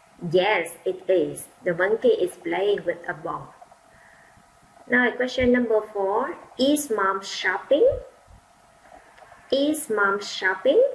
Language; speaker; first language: English; non-native, fluent; Vietnamese